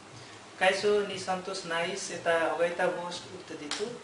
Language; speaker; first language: Basque; non-native, learner; Nepali